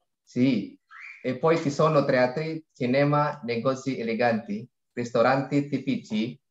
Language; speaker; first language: Italian; non-native, learner; Indonesian